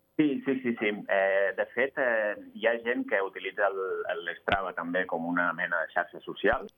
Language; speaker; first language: Catalan; native; Catalan